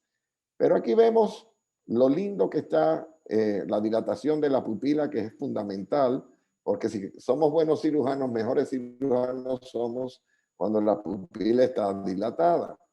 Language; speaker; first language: Spanish; native; Spanish